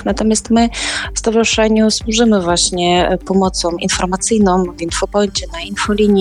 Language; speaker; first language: Polish; non-native, fluent; Ukrainian